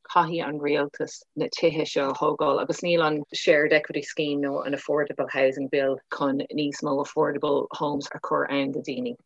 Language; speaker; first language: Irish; non-native, local second language; English